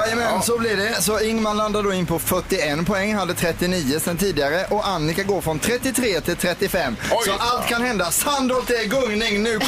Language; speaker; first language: Swedish; native; Swedish